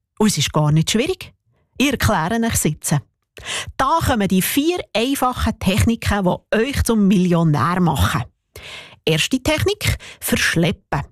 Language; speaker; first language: German; native; German